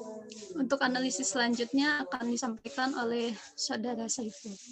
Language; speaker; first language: Indonesian; native; Indonesian